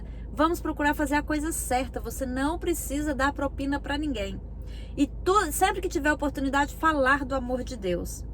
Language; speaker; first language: Portuguese; native; Portuguese